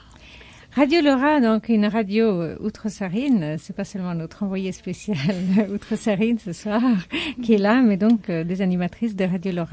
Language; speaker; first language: French; native; French